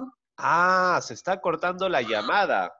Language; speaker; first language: Spanish; native; Spanish